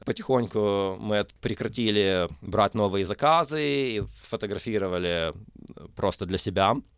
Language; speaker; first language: Russian; native; Russian